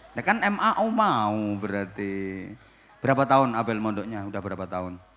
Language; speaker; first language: Indonesian; non-native, local second language; Javanese